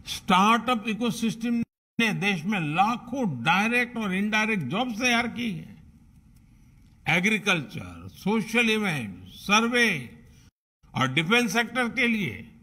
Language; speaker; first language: Hindi; non-native, local second language; Gujarati